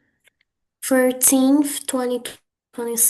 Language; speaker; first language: English; non-native, learner; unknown